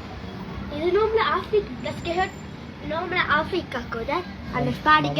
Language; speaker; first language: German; non-native, learner; Tamil